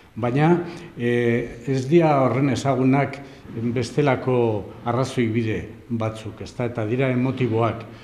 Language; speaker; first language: Basque; non-native, local second language; Spanish